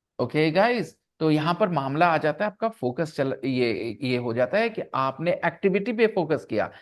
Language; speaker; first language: Hindi; native; Hindi